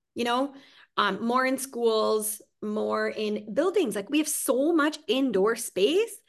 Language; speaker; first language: English; early bilingual, other home language; Hungarian